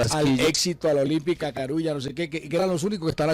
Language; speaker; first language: Spanish; native; Spanish